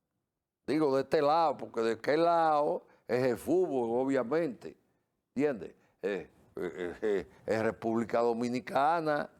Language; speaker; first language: Spanish; native; Spanish